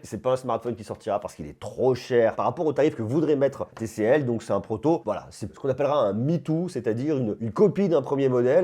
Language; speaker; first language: French; native; French